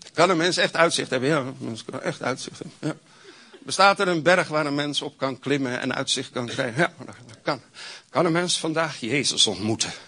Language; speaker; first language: Dutch; native; Dutch